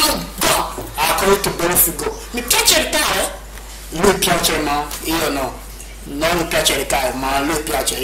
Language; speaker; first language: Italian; non-native, learner; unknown